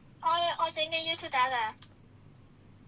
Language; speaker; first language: Chinese; native; Chinese